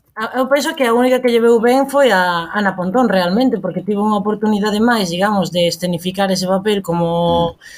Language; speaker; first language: Galician; native; Galician